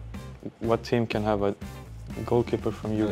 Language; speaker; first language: English; non-native, fluent; Swedish